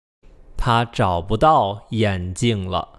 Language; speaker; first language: Chinese; non-native, fluent; English